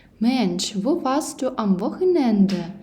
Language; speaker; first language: German; non-native, fluent; Ukrainian